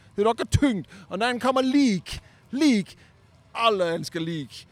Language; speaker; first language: Swedish; non-native, learner; Danish